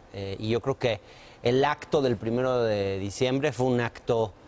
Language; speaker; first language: Spanish; native; Spanish